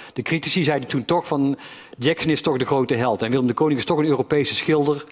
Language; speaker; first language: Dutch; native; Dutch